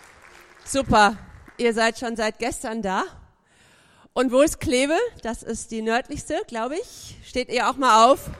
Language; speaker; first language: German; native; German